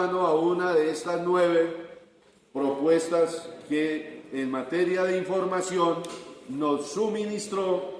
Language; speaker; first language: Spanish; native; Spanish